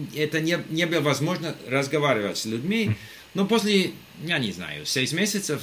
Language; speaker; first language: Russian; non-native, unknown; English